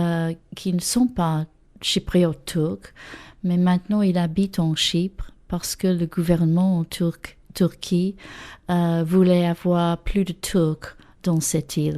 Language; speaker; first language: French; non-native, fluent; English